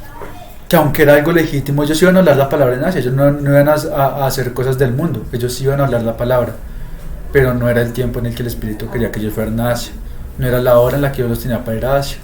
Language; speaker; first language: Spanish; native; Spanish